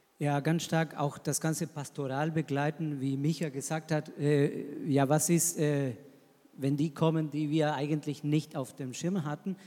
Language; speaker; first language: German; non-native, fluent; Spanish